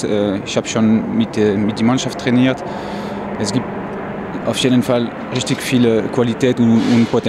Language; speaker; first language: German; non-native, fluent; French